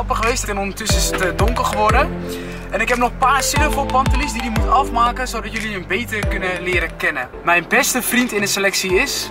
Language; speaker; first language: Dutch; native; Dutch